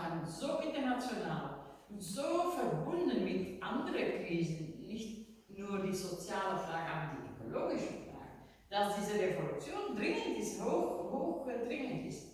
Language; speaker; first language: German; non-native, learner; Dutch